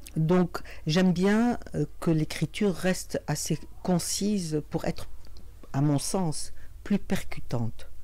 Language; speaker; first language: French; non-native, local second language; Arabic